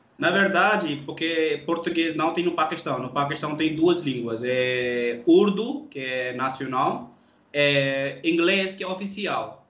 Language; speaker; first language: Portuguese; non-native, learner; Urdu